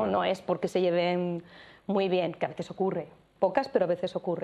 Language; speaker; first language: Spanish; native; Spanish